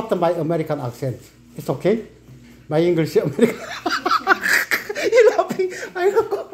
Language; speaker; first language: English; non-native, learner; Korean